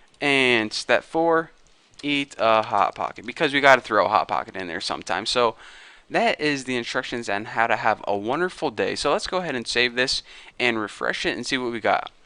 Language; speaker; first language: English; native; English